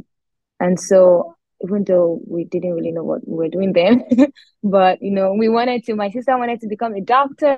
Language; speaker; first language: English; non-native, local second language; Yoruba